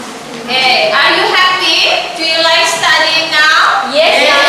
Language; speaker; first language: English; non-native, learner; Indonesian